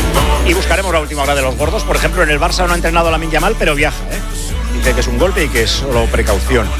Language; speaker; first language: Spanish; native; Spanish